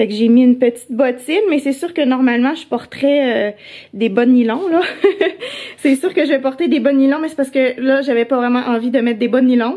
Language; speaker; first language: French; native; French